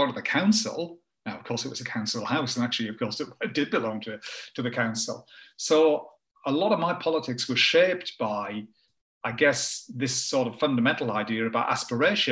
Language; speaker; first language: English; native; English